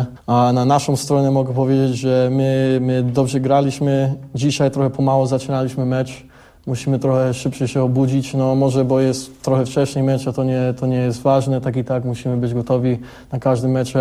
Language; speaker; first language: Polish; early bilingual, heritage; Polish